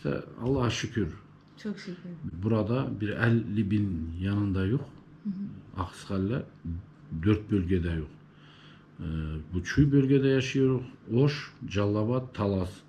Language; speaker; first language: Turkish; early bilingual, heritage; Turkish